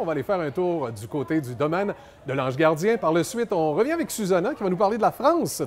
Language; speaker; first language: French; native; French